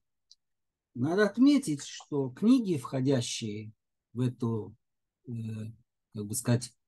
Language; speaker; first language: Russian; native; Russian